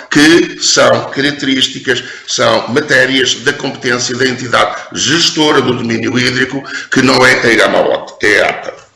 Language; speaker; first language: Portuguese; native; Portuguese